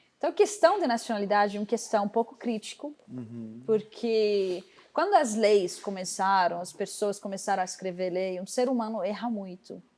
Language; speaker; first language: Portuguese; non-native, fluent; Arabic